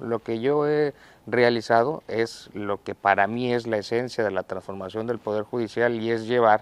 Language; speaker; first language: Spanish; native; Spanish